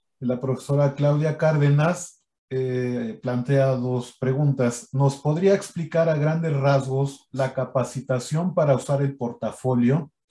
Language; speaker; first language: Spanish; native; Spanish